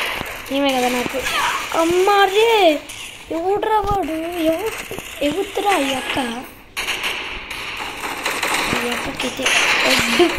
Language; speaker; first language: Telugu; native; Telugu